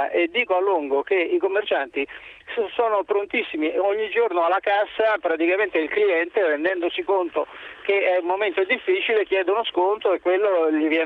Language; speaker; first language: Italian; native; Italian